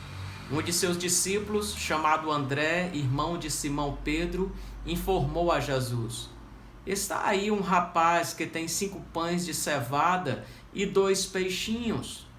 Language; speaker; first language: Portuguese; native; Portuguese